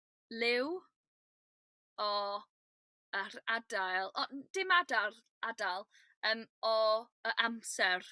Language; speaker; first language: Welsh; non-native, learner; English